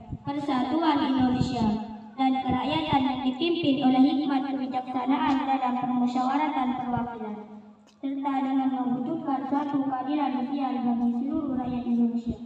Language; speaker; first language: Indonesian; native; Indonesian